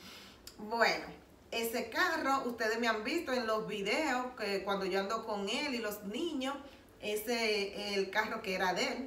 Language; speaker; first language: Spanish; native; Spanish